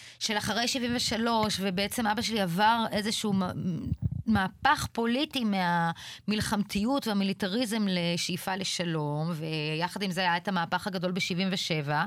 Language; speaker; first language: Hebrew; native; Hebrew